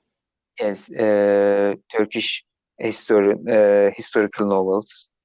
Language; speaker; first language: English; non-native, learner; Turkish